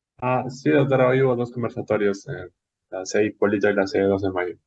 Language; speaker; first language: Spanish; native; Spanish